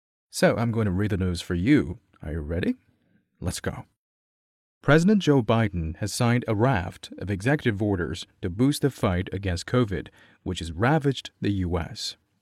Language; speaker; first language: English; non-native, fluent; Chinese